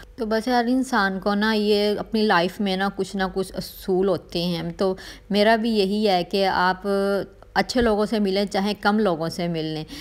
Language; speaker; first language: Urdu; non-native, local second language; Punjabi